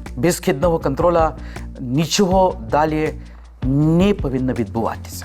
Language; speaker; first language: Ukrainian; non-native, fluent; Hindi